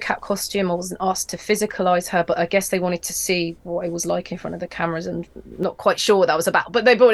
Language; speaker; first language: English; native; English